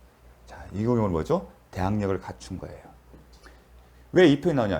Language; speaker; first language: Korean; native; Korean